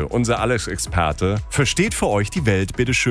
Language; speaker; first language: German; native; German